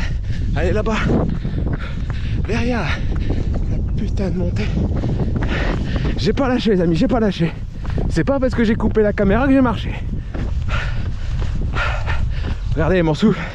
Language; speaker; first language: French; native; French